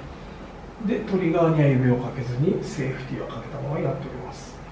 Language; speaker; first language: Japanese; native; Japanese